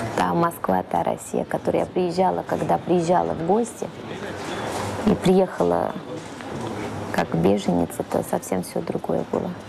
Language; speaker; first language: Russian; early bilingual, heritage; Russian